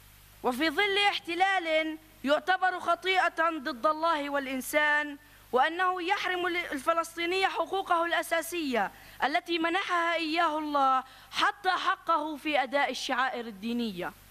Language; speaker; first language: Arabic; native; Arabic